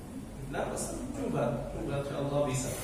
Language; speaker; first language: Indonesian; non-native, learner; Arabic